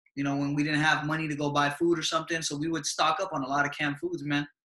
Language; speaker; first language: English; native; English